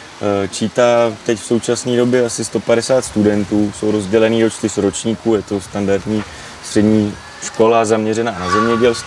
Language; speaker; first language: Czech; native; Czech